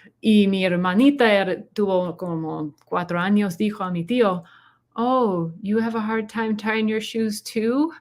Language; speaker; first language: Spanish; non-native, learner; English